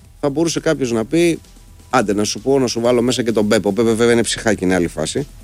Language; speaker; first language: Greek; native; Greek